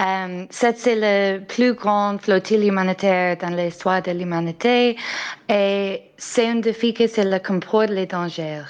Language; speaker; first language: French; non-native, learner; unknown